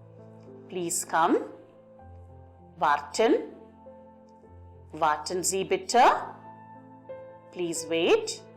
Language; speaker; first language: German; non-native, fluent; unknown